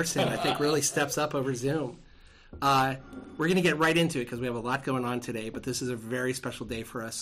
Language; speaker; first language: English; native; English